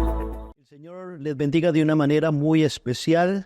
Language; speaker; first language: Spanish; native; Spanish